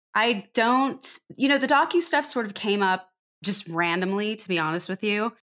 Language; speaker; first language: English; native; English